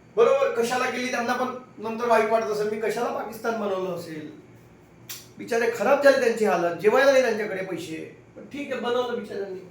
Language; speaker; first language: Marathi; non-native, local second language; Hindi